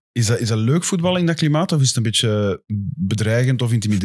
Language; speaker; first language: Dutch; native; Dutch